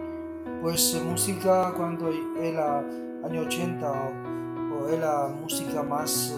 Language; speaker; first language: Spanish; non-native, learner; Chinese